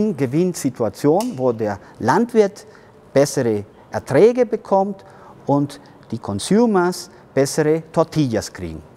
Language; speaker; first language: German; early bilingual, heritage; German